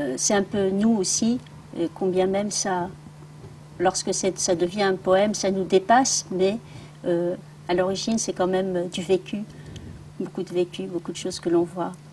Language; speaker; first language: French; early bilingual, other home language; Arabic